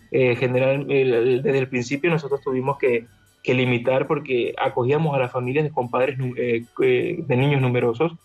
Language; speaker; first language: Spanish; native; Spanish